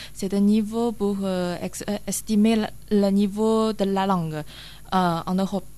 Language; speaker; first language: French; non-native, learner; Chinese